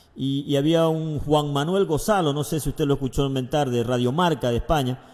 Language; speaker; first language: Spanish; native; Spanish